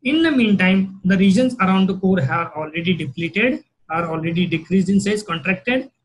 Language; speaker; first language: English; non-native, local second language; Marathi